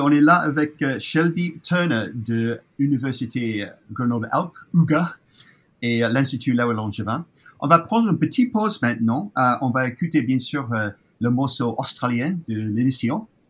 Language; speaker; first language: French; non-native, fluent; English